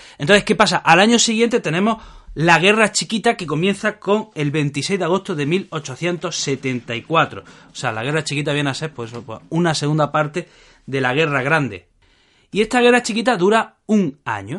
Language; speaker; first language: Spanish; native; Spanish